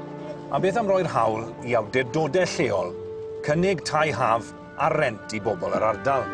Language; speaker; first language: Welsh; native; Welsh